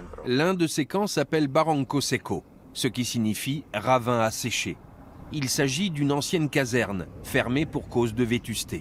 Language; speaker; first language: French; native; French